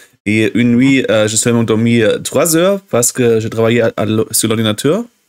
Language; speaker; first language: French; non-native, learner; German